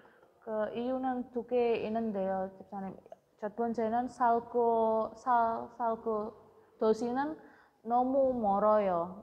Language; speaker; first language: Korean; non-native, learner; Indonesian